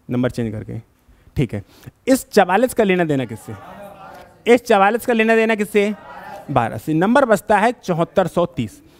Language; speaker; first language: Hindi; native; Hindi